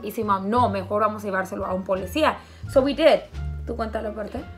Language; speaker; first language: Spanish; early bilingual, heritage; Spanish